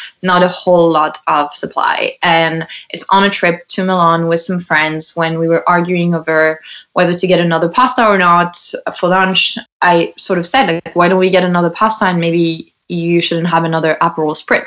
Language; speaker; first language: English; non-native, fluent; French